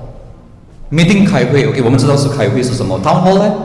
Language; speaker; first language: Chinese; non-native, learner; English